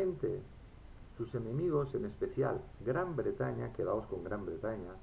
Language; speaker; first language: Spanish; native; Spanish